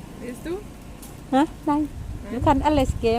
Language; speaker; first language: German; non-native, learner; Thai